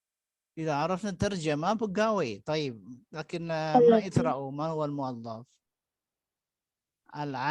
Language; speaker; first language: Arabic; non-native, fluent; Indonesian